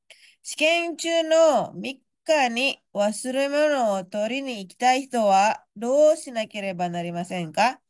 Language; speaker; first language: Japanese; non-native, fluent; Indonesian